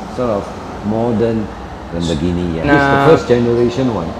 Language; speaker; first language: English; non-native, local second language; Min Nan Chinese